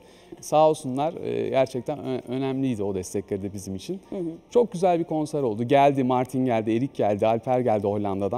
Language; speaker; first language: Turkish; native; Turkish